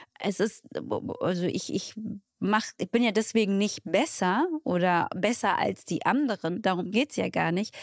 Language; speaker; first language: German; early bilingual, other home language; Tigrinya